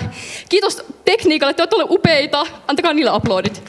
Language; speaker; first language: Finnish; native; Finnish